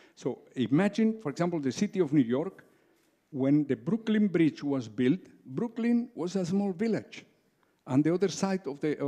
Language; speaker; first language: English; non-native, fluent; Spanish